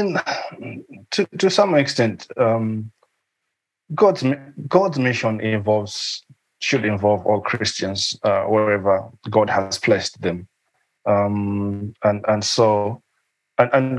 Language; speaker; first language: English; non-native, local second language; Nyanja